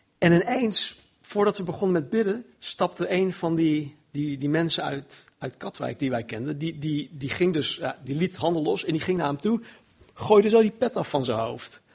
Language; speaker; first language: Dutch; non-native, fluent; English